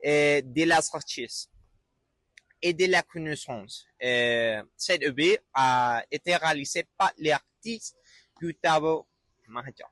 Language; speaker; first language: French; non-native, learner; Spanish